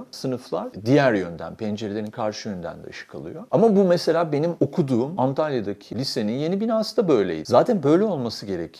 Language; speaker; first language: Turkish; native; Turkish